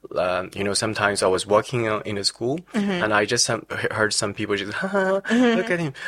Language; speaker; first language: English; non-native, fluent; Chinese